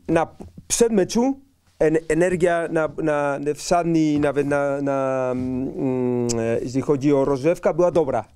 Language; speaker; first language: Polish; non-native, learner; Spanish